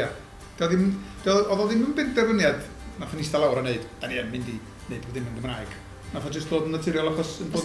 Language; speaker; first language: Welsh; native; Welsh